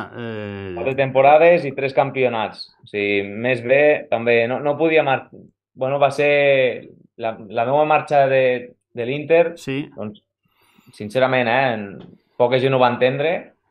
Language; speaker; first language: Catalan; native; Catalan